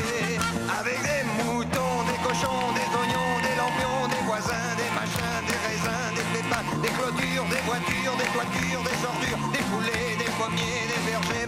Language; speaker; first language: French; native; French